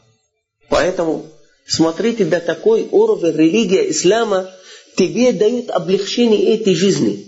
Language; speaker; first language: Russian; non-native, fluent; Arabic